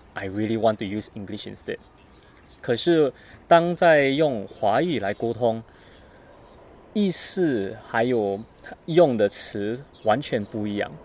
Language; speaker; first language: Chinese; non-native, learner; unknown